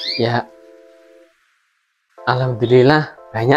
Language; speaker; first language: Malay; non-native, local second language; Javanese